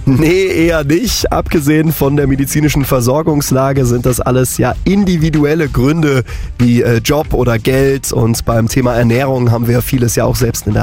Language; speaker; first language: German; native; German